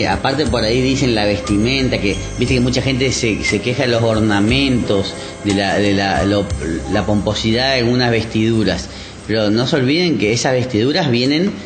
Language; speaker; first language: Spanish; native; Spanish